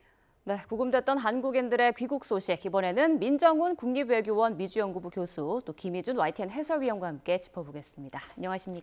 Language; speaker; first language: Korean; native; Korean